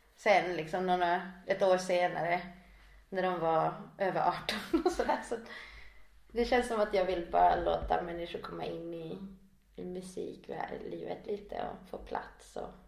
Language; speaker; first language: Swedish; native; Swedish